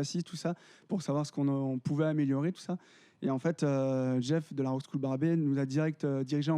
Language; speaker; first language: French; native; French